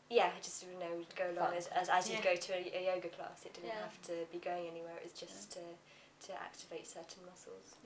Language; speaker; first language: English; native; English